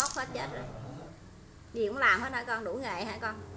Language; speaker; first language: Vietnamese; native; Vietnamese